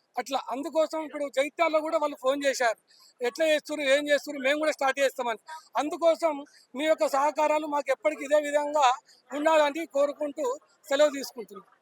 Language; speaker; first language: Telugu; native; Telugu